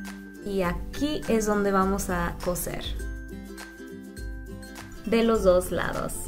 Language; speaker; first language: Spanish; native; Spanish